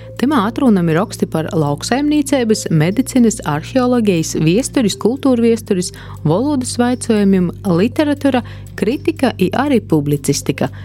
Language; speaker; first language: Latvian; native; Latvian